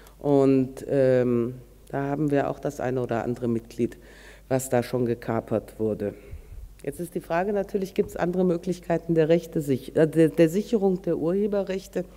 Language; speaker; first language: German; native; German